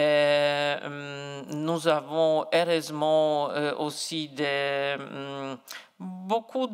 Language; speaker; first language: French; non-native, fluent; Polish